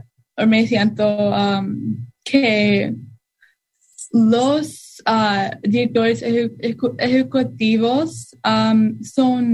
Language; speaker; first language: Spanish; non-native, learner; English